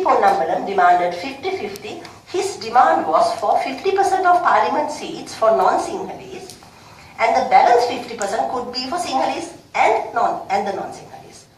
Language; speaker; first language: English; non-native, local second language; Sinhala